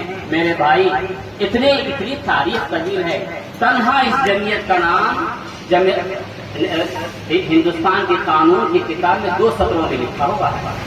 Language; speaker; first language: Urdu; native; Urdu